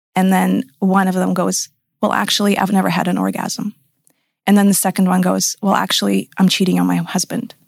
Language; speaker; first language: English; non-native, fluent; Russian